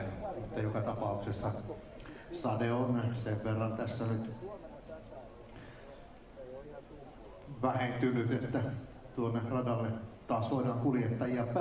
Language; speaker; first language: Finnish; native; Finnish